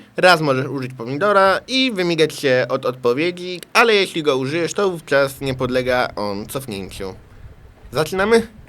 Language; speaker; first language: Polish; native; Polish